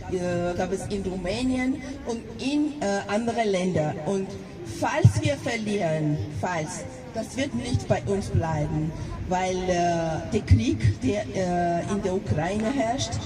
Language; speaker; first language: German; non-native, local second language; Georgian